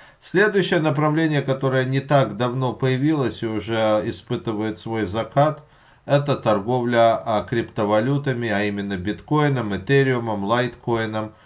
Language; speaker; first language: Russian; native; Russian